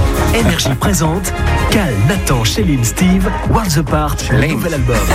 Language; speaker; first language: French; native; French